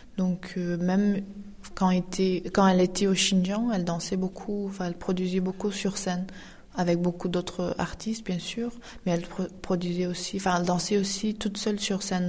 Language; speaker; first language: French; non-native, fluent; Uyghur